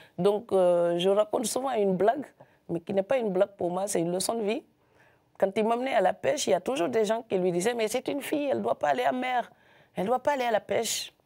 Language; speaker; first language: French; non-native, local second language; Serer